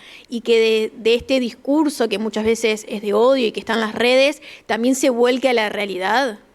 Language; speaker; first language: Spanish; native; Spanish